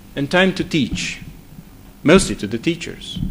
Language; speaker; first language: English; non-native, fluent; Romanian